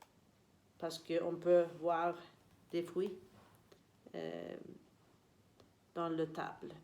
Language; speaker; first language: French; non-native, learner; Swedish